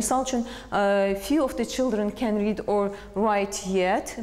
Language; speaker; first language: English; non-native, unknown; Azerbaijani